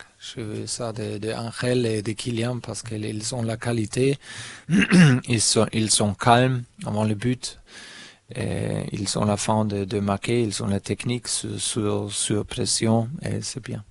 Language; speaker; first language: French; non-native, fluent; German